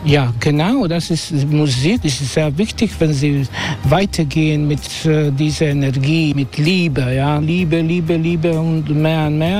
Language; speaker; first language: German; non-native, learner; Croatian